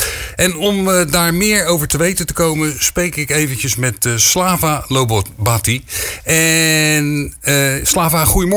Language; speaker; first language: Dutch; native; Dutch